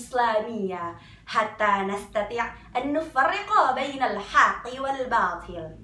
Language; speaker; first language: Arabic; non-native, learner; Indonesian